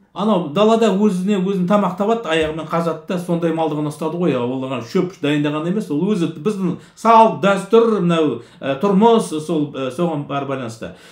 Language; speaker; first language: Kazakh; native; Kazakh